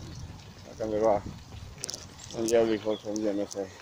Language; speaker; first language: Swedish; non-native, learner; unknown